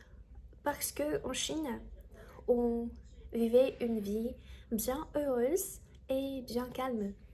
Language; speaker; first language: French; non-native, learner; Chinese